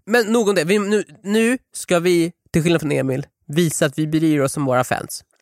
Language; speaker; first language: Swedish; native; Swedish